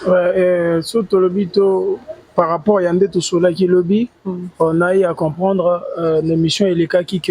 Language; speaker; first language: French; non-native, local second language; Lingala